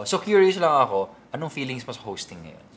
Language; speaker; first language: Filipino; native; Filipino